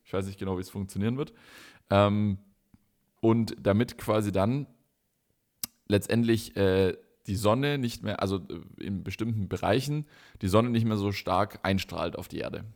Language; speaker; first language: German; native; German